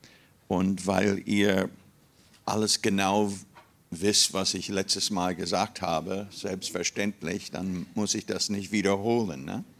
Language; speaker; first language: German; non-native, fluent; English